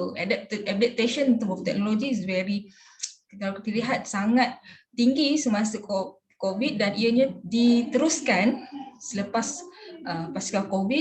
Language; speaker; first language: Malay; native; Malay